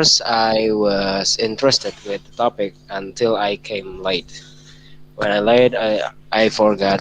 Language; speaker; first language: English; non-native, learner; Indonesian